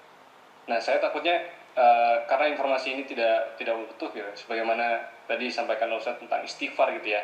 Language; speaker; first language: Malay; native; Malay